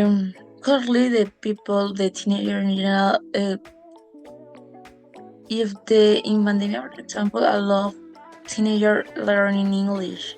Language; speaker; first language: English; non-native, learner; Spanish